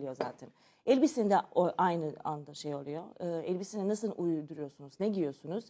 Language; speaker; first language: Turkish; non-native, learner; Serbian